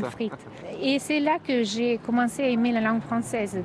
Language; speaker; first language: French; non-native, fluent; Russian